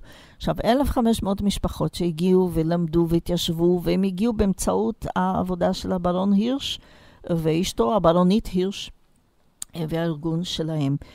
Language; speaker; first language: Hebrew; non-native, fluent; Portuguese